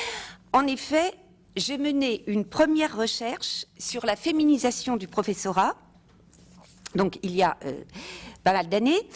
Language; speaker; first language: French; native; French